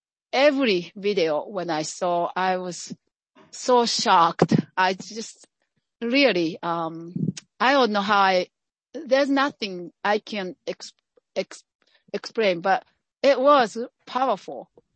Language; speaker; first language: English; non-native, fluent; Japanese